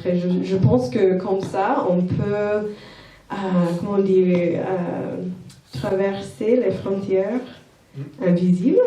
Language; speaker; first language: French; non-native, fluent; English